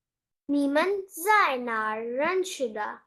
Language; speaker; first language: Chinese; non-native, learner; Urdu